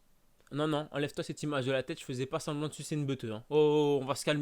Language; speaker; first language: French; native; French